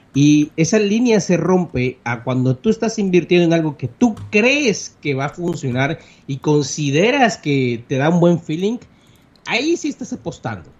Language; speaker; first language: Spanish; native; Spanish